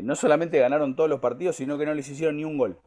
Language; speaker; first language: Spanish; native; Spanish